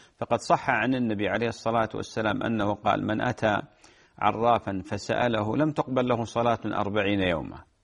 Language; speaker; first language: Arabic; native; Arabic